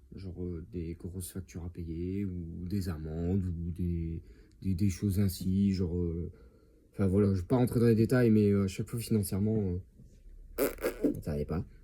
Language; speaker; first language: French; native; French